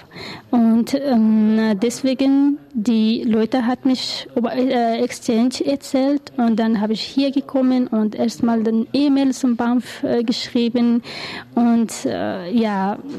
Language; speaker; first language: German; non-native, learner; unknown